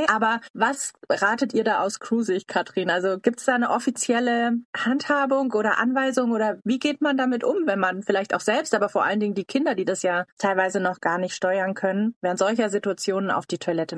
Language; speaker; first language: German; native; German